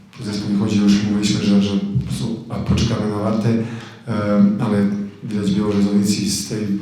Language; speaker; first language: Polish; non-native, fluent; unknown